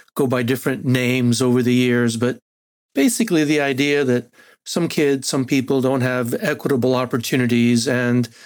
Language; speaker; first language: English; non-native, fluent; Spanish